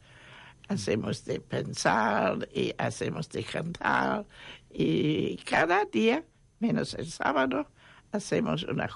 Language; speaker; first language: Spanish; non-native, fluent; German